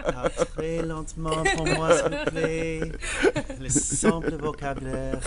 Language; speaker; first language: French; non-native, learner; English